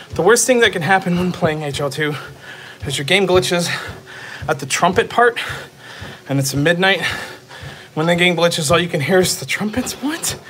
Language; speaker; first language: English; native; English